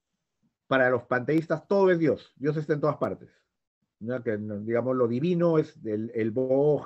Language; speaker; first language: Spanish; native; Spanish